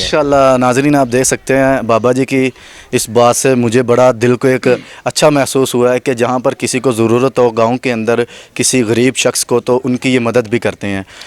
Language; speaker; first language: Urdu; non-native, local second language; Punjabi